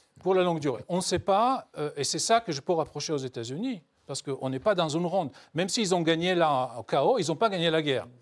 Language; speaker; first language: French; non-native, fluent; Hebrew